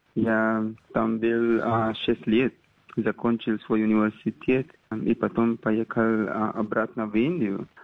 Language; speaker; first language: Russian; non-native, fluent; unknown